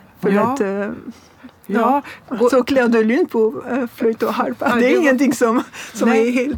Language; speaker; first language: Swedish; non-native, fluent; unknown